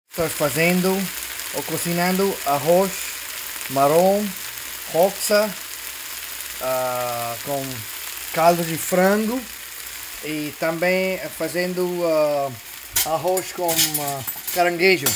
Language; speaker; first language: Portuguese; non-native, learner; Hindi